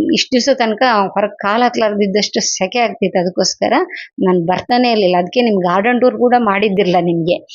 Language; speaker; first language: Kannada; native; Kannada